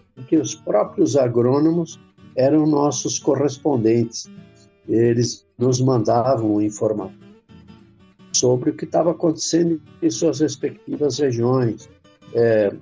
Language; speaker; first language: Portuguese; native; Portuguese